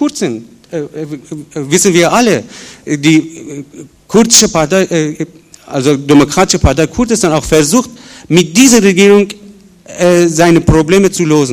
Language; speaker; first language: German; non-native, fluent; Persian